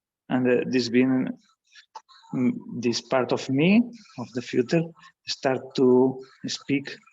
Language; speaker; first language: English; non-native, learner; Spanish